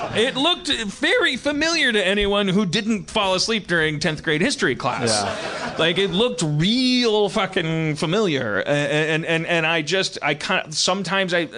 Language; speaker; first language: English; native; English